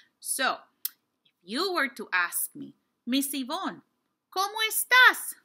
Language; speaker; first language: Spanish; non-native, fluent; English